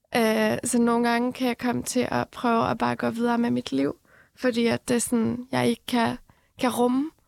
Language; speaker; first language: Danish; non-native, fluent; Persian